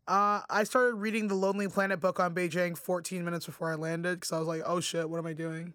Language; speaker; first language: English; native; English